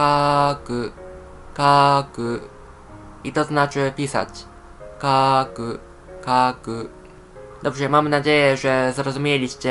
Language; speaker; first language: Polish; non-native, fluent; Japanese